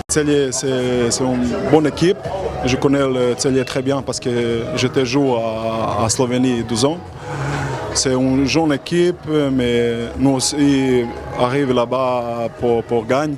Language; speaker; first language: French; non-native, learner; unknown